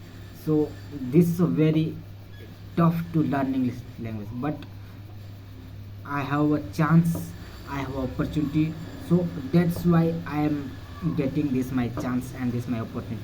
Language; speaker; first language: English; non-native, learner; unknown